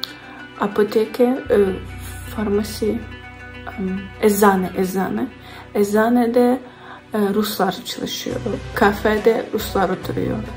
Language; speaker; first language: Turkish; non-native, learner; Ukrainian